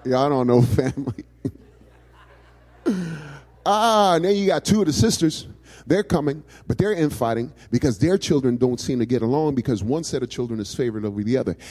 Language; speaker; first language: English; native; English